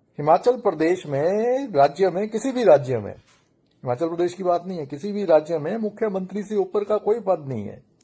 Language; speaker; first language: Hindi; native; Hindi